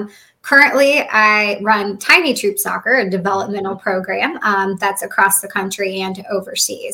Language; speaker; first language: English; native; English